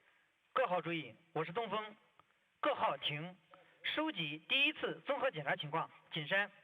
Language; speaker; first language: Chinese; native; Chinese